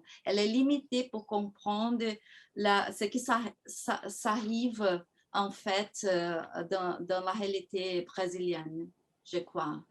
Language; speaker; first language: French; non-native, fluent; Portuguese